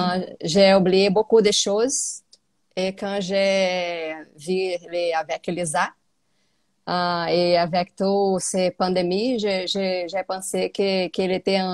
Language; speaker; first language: French; non-native, learner; Portuguese